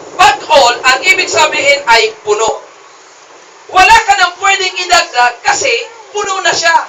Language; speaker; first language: Filipino; non-native, local second language; Cebuano